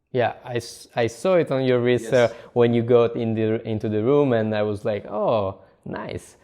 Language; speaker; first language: English; non-native, fluent; Italian